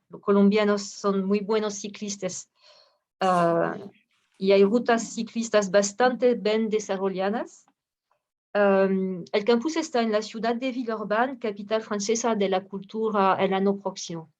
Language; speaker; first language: Spanish; non-native, fluent; French